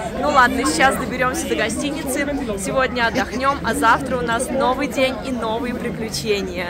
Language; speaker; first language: Russian; native; Russian